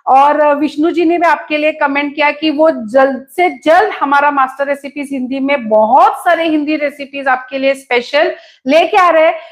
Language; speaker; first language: Hindi; non-native, local second language; Konkani